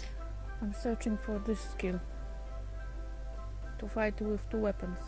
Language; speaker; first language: English; non-native, fluent; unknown